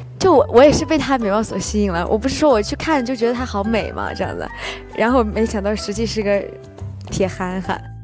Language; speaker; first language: Chinese; native; Chinese